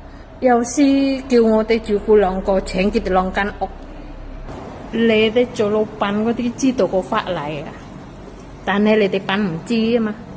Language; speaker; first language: Cantonese; non-native, fluent; Indonesian